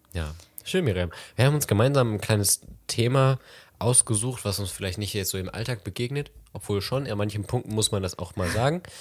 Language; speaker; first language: German; native; German